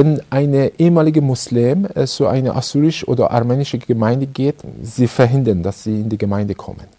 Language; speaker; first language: German; non-native, fluent; Persian